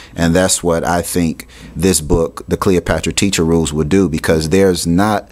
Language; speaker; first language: English; native; English